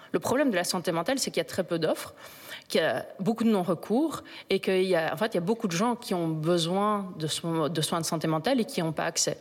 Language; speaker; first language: French; native; French